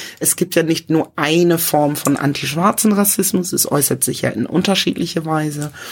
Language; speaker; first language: German; early bilingual, other home language; English